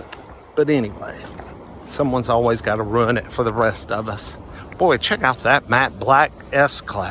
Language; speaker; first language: English; native; English